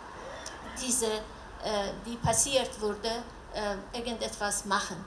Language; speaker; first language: German; non-native, learner; Persian